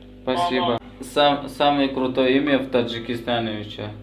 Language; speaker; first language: Russian; non-native, local second language; Tajik